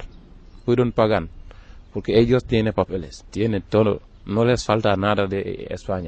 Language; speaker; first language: Spanish; non-native, learner; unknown